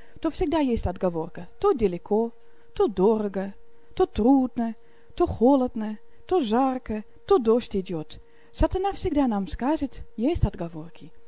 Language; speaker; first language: Russian; non-native, fluent; Dutch